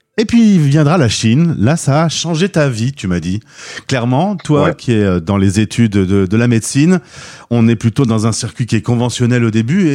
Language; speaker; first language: French; native; French